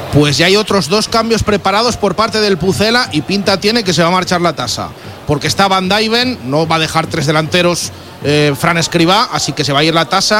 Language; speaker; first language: Spanish; native; Spanish